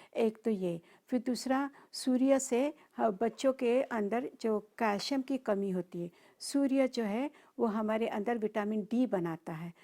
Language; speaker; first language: Hindi; non-native, local second language; Marathi